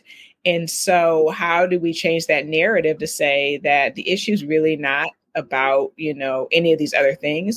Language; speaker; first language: English; native; English